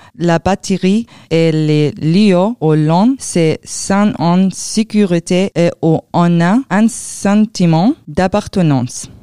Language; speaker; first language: French; non-native, learner; Arabic